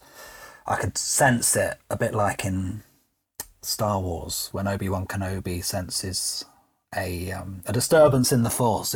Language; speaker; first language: English; native; English